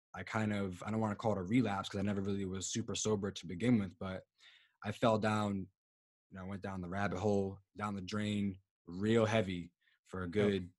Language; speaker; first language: English; native; English